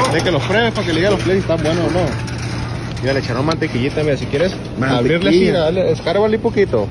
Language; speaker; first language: Spanish; native; Spanish